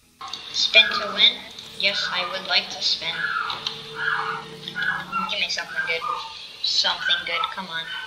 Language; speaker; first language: English; native; English